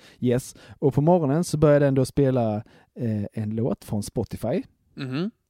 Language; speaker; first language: Swedish; native; Swedish